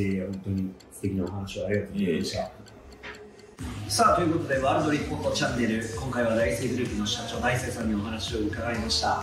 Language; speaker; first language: Japanese; native; Japanese